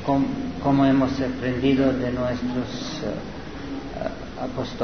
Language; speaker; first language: Spanish; non-native, learner; Serbian